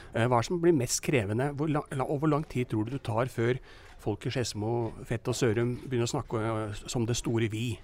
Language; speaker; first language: Norwegian; native; Norwegian